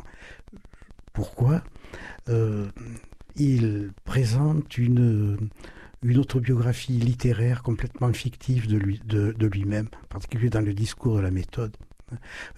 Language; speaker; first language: French; non-native, local second language; German